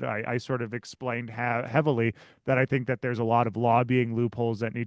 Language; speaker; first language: English; native; English